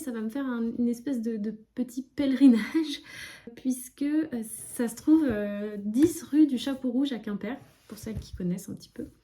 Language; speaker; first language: French; native; French